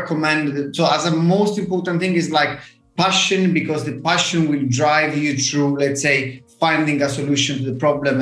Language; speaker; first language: English; non-native, fluent; Italian